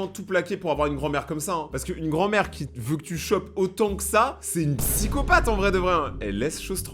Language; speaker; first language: French; native; French